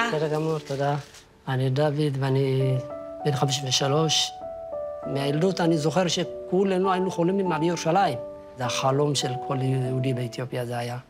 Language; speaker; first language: Hebrew; non-native, fluent; Amharic